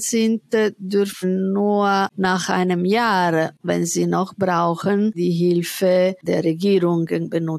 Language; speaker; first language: German; non-native, fluent; Italian